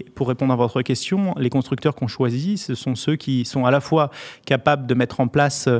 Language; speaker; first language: French; native; French